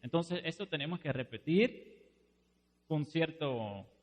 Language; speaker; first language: Spanish; non-native, fluent; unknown